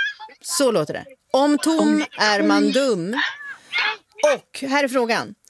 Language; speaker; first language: Swedish; native; Swedish